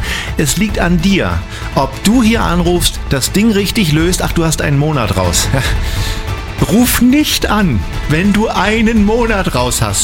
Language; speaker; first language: German; native; German